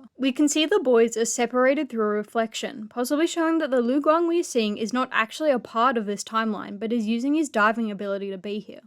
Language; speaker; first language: English; native; English